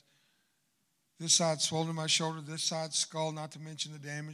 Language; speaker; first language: English; early bilingual, other home language; Spanish